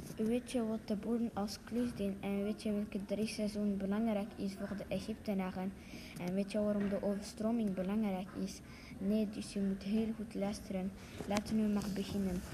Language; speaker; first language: Dutch; non-native, local second language; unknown